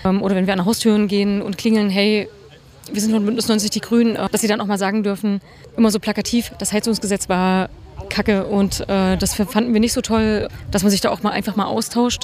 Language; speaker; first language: German; native; German